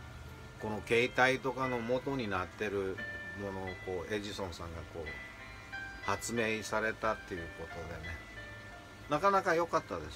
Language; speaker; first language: Japanese; native; Japanese